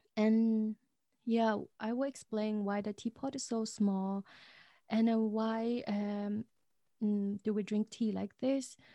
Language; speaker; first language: English; non-native, fluent; Chinese